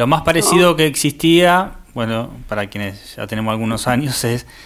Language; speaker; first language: Spanish; native; Spanish